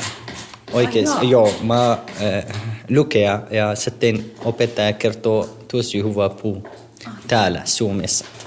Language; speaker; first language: Finnish; non-native, learner; Kurdish